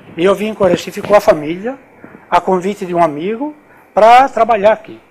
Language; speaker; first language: Portuguese; non-native, fluent; Italian